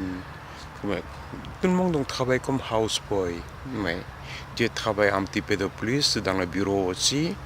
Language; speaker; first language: French; non-native, learner; Korean